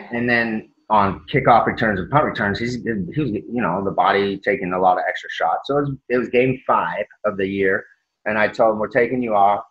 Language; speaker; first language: English; native; English